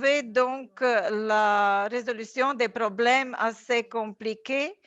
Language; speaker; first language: French; non-native, fluent; Latvian